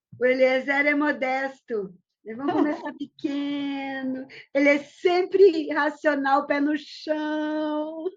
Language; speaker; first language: Portuguese; native; Portuguese